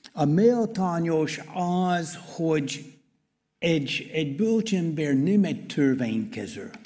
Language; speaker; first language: Hungarian; non-native, learner; English